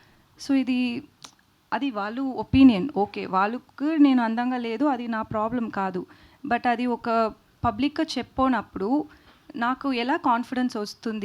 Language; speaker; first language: Telugu; non-native, learner; Tamil